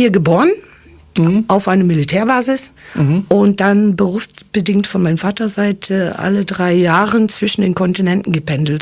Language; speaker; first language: German; non-native, fluent; English